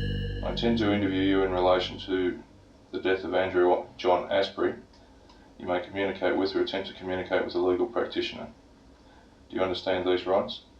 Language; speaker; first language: English; native; English